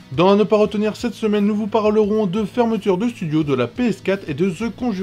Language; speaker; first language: French; native; French